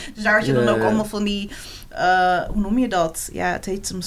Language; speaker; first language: Dutch; early bilingual, other home language; Arabic